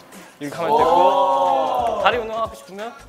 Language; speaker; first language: Korean; non-native, fluent; Chinese